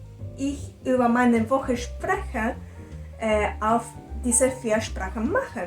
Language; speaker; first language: German; non-native, learner; Spanish